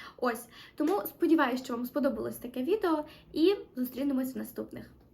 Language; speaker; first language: Ukrainian; non-native, local second language; Russian